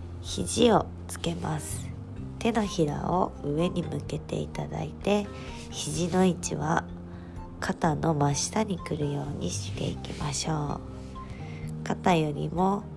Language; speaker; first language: Japanese; native; Japanese